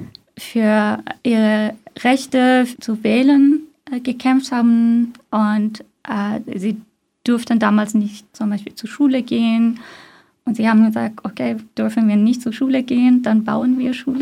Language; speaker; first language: German; non-native, fluent; Persian